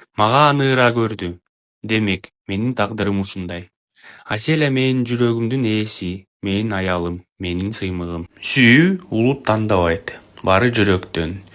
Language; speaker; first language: Kyrgyz; non-native, local second language; Russian